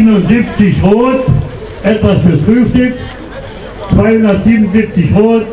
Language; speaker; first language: German; native; German